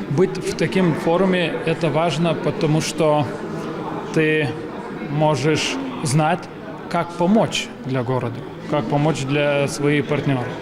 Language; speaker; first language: Russian; non-native, fluent; Lithuanian